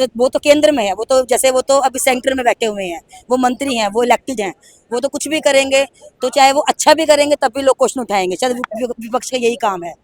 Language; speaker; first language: Hindi; native; Hindi